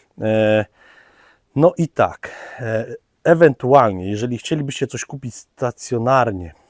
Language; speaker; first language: Polish; native; Polish